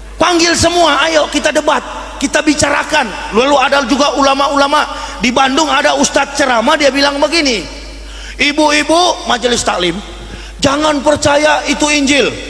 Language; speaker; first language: Indonesian; native; Indonesian